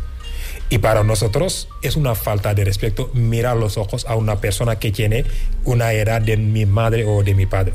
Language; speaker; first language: Spanish; non-native, fluent; Wolof